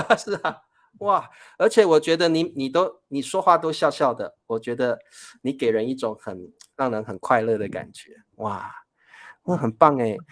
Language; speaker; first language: Chinese; native; Chinese